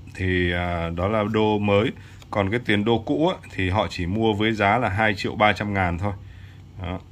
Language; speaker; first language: Vietnamese; native; Vietnamese